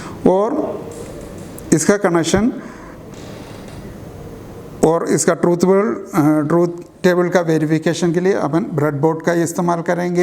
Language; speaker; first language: Hindi; native; Hindi